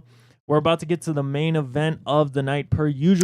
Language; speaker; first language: English; native; English